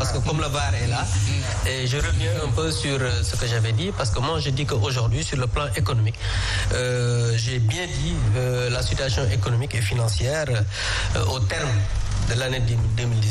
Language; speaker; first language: French; non-native, local second language; Wolof